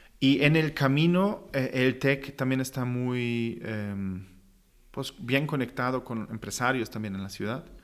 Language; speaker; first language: Spanish; non-native, fluent; German